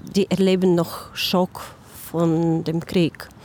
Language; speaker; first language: German; non-native, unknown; Ukrainian